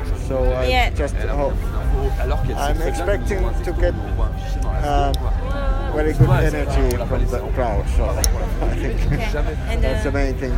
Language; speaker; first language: English; non-native, fluent; Finnish